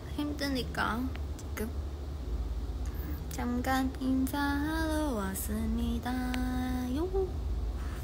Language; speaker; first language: Korean; non-native, fluent; Chinese